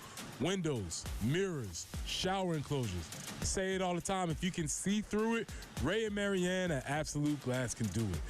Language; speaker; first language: English; native; English